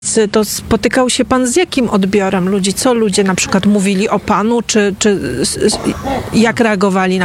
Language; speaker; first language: Polish; native; Polish